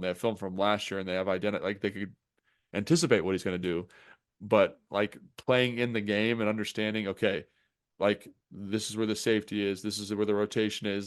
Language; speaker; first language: English; native; English